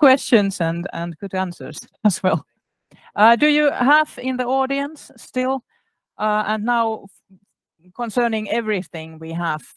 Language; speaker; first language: English; non-native, fluent; Finnish